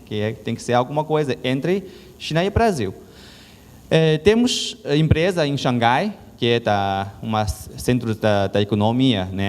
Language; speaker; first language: Portuguese; non-native, learner; Chinese